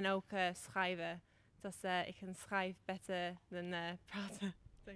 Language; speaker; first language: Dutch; non-native, learner; English